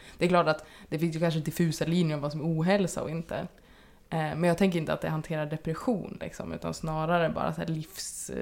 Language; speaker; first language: Swedish; native; Swedish